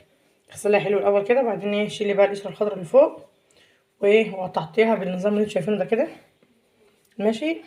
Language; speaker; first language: Arabic; native; Arabic